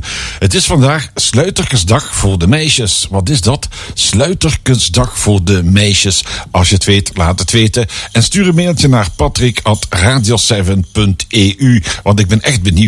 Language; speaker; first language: Dutch; native; Dutch